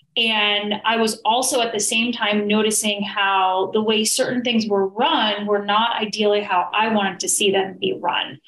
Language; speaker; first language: English; native; English